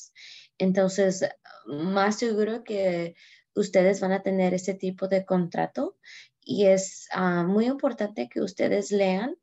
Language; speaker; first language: Spanish; early bilingual, heritage; Spanish